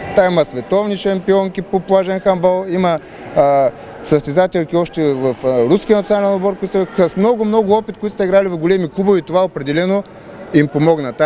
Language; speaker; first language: Bulgarian; native; Bulgarian